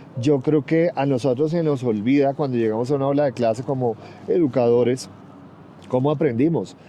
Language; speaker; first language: Spanish; native; Spanish